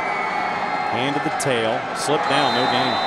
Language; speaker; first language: English; native; English